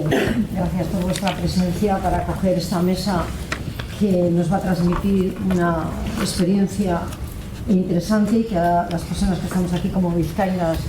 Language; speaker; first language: Spanish; native; Spanish